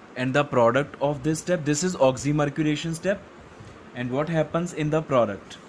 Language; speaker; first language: English; non-native, local second language; Punjabi